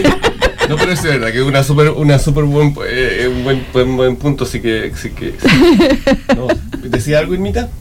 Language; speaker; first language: Spanish; native; Spanish